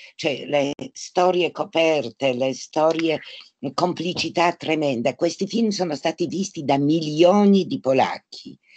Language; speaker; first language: Italian; non-native, fluent; Polish